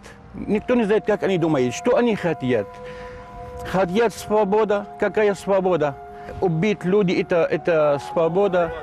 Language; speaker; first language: Russian; non-native, learner; Arabic